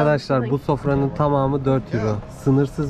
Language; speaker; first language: Turkish; native; Turkish